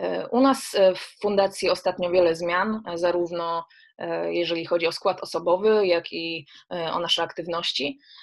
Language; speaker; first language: Polish; native; Polish